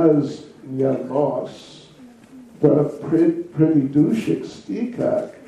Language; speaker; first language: Russian; non-native, learner; English